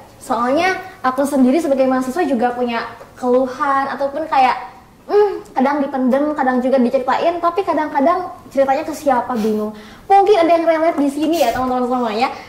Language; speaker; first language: Indonesian; native; Indonesian